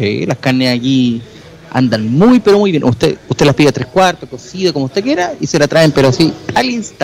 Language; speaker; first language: Spanish; native; Spanish